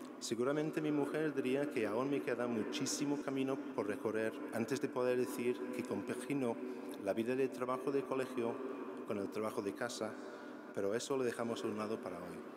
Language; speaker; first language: Spanish; non-native, fluent; English